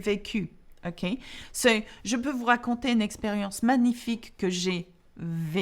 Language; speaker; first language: French; non-native, fluent; English